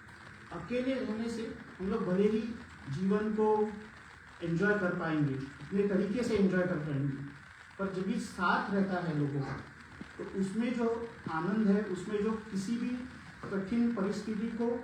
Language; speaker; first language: Hindi; non-native, local second language; Bangla